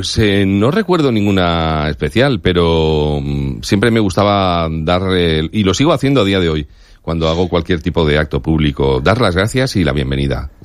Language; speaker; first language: Spanish; native; Spanish